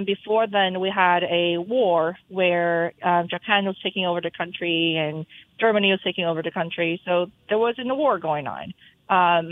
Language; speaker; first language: English; non-native, fluent; Chinese